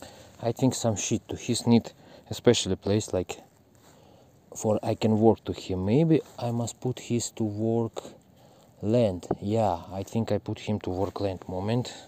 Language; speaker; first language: English; non-native, learner; Russian